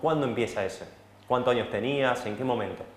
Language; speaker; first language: Spanish; native; Spanish